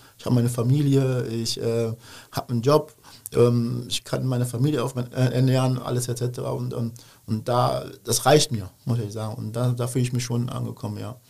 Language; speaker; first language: German; early bilingual, other home language; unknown